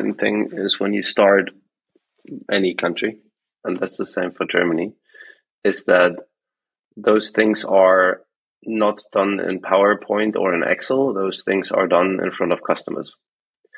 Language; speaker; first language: English; non-native, fluent; German